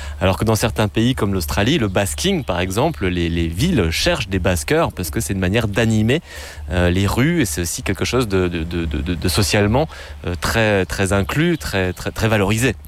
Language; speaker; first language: French; native; French